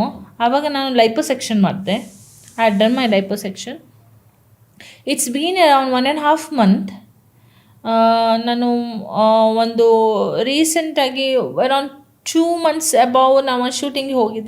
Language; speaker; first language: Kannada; non-native, local second language; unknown